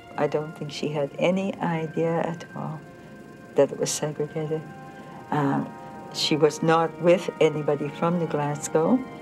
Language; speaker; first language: English; native; English